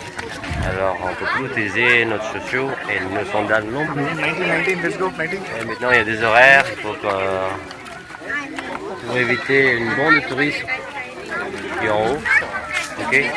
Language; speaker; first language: French; non-native, fluent; Indonesian